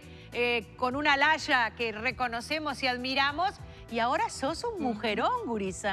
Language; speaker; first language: Spanish; native; Spanish